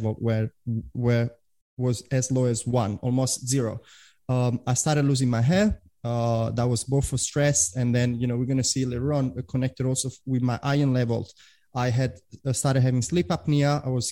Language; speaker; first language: English; non-native, fluent; Italian